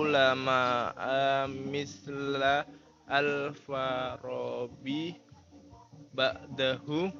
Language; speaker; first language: Arabic; non-native, learner; Indonesian